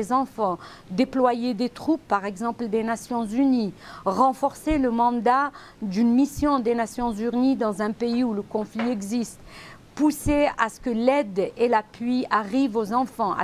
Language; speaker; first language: French; non-native, local second language; Arabic